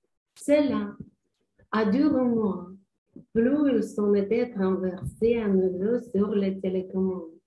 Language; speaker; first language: French; non-native, learner; Ukrainian